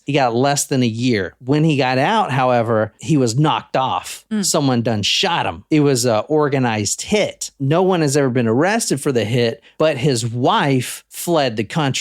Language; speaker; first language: English; native; English